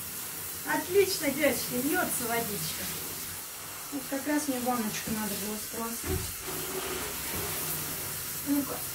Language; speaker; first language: Russian; native; Russian